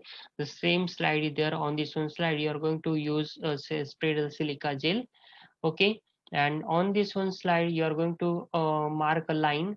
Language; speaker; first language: English; non-native, local second language; Marathi